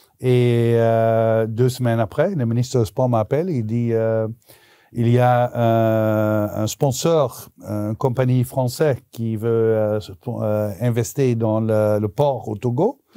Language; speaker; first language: French; non-native, local second language; Dutch